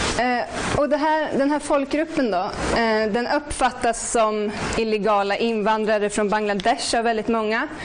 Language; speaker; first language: Swedish; native; Swedish